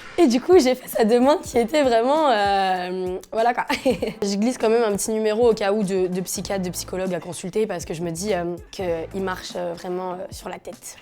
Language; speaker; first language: French; native; French